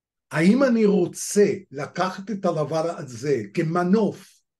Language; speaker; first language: Hebrew; non-native, fluent; Spanish